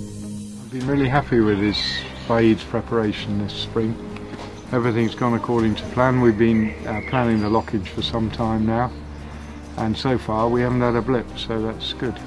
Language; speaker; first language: English; native; English